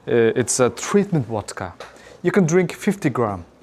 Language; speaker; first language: English; non-native, learner; Mongolian